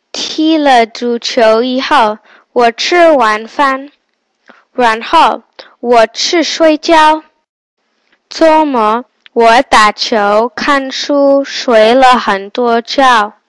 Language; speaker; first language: Chinese; non-native, learner; English